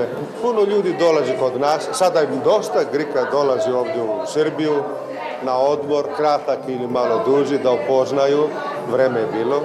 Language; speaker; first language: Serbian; non-native, fluent; Greek